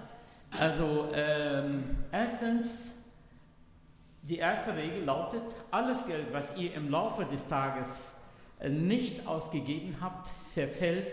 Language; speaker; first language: German; non-native, fluent; Arabic